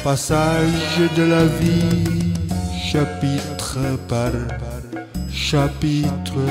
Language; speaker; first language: French; non-native, fluent; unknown